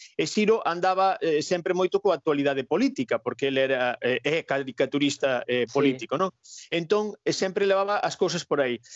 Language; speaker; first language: Galician; native; Galician